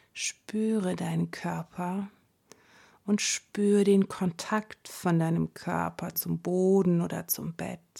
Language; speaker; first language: German; native; German